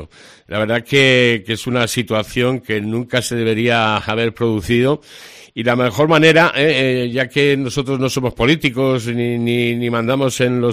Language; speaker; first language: Spanish; native; Spanish